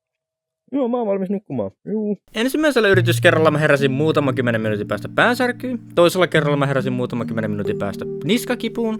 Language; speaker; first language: Finnish; native; Finnish